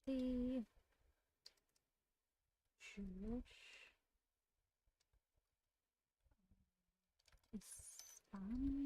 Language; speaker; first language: Russian; non-native, learner; English